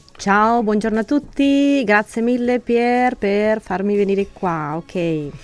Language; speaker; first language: Italian; non-native, fluent; Spanish